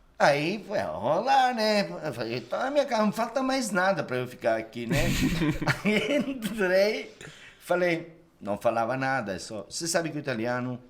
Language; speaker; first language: Portuguese; non-native, fluent; Italian